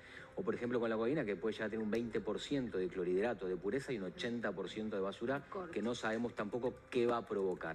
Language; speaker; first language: Spanish; native; Spanish